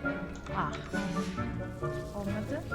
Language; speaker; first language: Turkish; non-native, learner; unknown